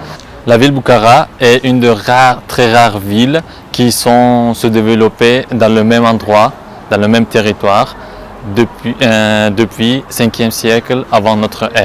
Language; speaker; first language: French; non-native, fluent; Uzbek